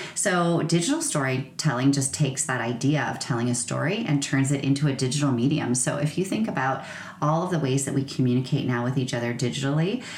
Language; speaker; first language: English; native; English